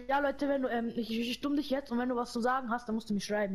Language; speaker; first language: German; native; German